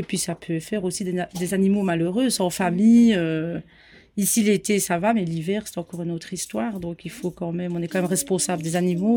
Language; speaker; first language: French; native; French